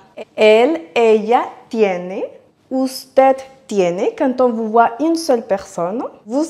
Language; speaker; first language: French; non-native, fluent; Spanish